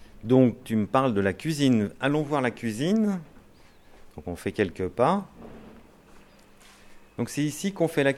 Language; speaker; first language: French; native; French